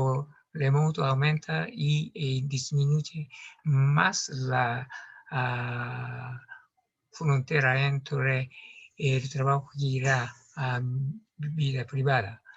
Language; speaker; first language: Spanish; non-native, learner; Japanese